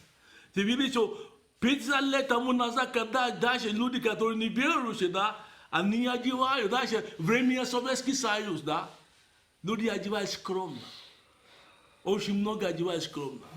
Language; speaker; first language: Russian; non-native, fluent; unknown